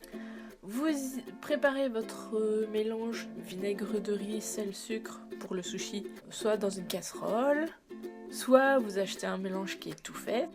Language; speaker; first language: French; native; French